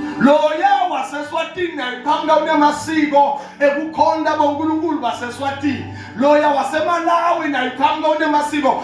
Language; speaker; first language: Zulu; non-native, local second language; Swati